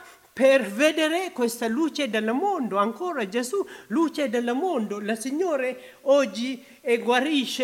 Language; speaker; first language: Italian; non-native, learner; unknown